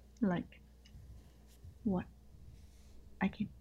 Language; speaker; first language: English; non-native, learner; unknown